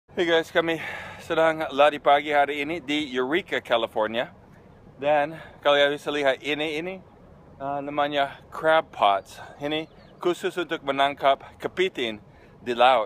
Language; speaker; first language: Indonesian; non-native, fluent; English